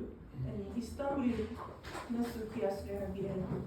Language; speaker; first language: Turkish; non-native, fluent; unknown